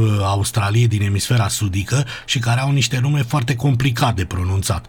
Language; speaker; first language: Romanian; native; Romanian